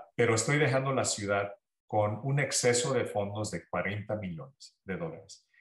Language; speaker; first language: Spanish; early bilingual, heritage; Spanish